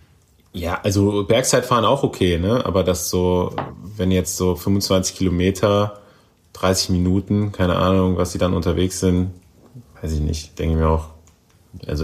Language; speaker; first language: German; native; German